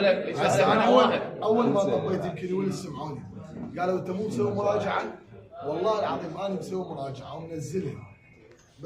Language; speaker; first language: Arabic; native; Arabic